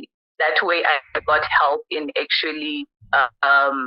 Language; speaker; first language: English; non-native, local second language; Venda